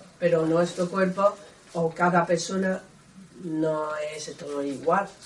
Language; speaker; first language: Spanish; non-native, learner; Chinese